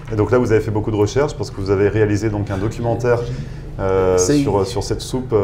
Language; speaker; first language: French; native; French